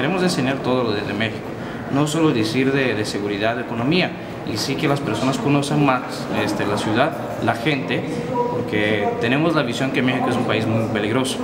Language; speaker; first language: Spanish; non-native, fluent; Portuguese